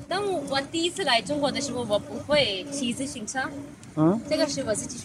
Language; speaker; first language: Chinese; non-native, learner; Urdu